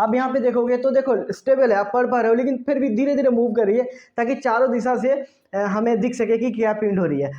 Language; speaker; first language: Hindi; non-native, local second language; Bangla